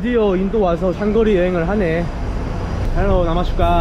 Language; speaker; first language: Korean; native; Korean